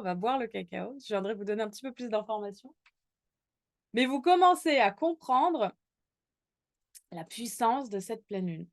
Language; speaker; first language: French; native; French